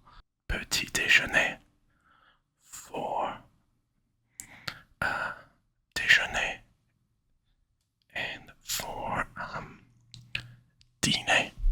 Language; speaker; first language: French; non-native, learner; English